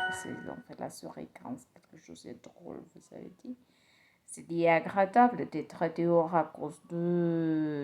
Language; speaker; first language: French; non-native, learner; Spanish